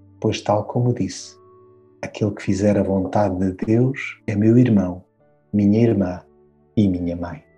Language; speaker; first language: Portuguese; native; Portuguese